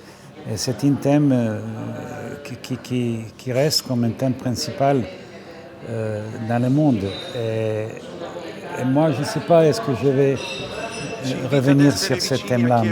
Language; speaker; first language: French; non-native, fluent; Serbian